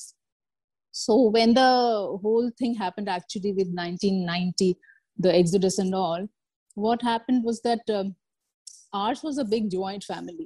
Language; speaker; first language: English; non-native, local second language; Kashmiri